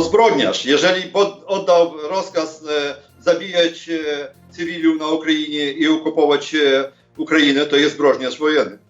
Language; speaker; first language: Polish; non-native, fluent; Ukrainian